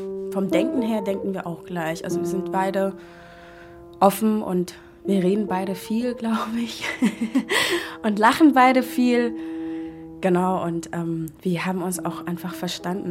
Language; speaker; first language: German; non-native, fluent; Arabic